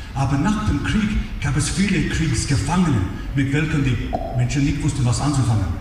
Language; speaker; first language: German; non-native, fluent; English